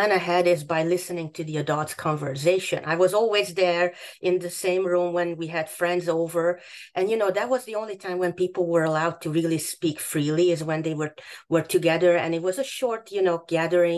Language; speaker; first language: English; non-native, fluent; Hungarian